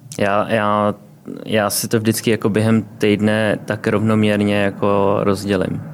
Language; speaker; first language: Czech; early bilingual, other home language; Vietnamese